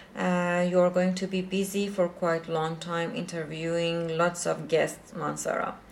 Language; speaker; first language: English; non-native, fluent; Persian